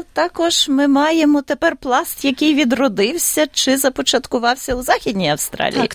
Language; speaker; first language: Ukrainian; native; Ukrainian